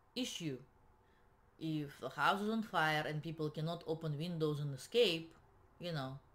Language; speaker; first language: English; non-native, fluent; Russian